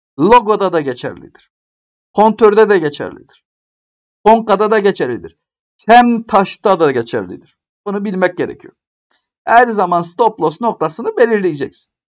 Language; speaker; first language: Turkish; native; Turkish